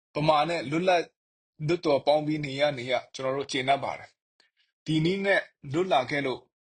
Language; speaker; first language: Burmese; non-native, local second language; Kachin